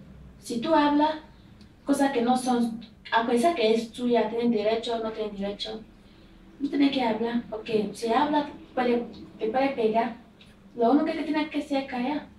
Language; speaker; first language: Spanish; non-native, learner; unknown